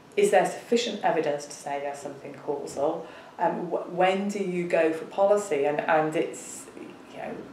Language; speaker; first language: English; native; English